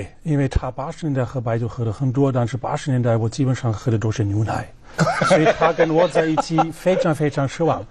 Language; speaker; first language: Chinese; non-native, fluent; German